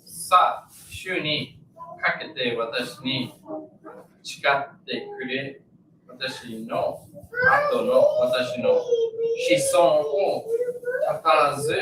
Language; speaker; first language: Japanese; non-native, learner; English